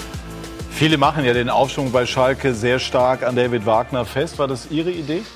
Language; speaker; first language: German; native; German